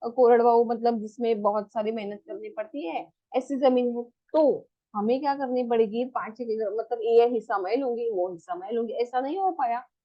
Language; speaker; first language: Hindi; non-native, local second language; Marathi